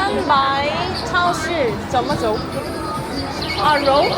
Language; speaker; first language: Chinese; non-native, learner; Korean